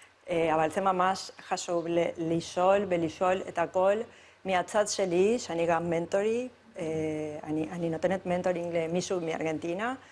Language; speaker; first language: Hebrew; non-native, fluent; Spanish